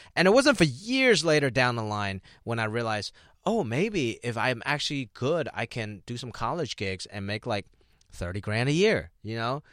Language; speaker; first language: English; non-native, local second language; Cantonese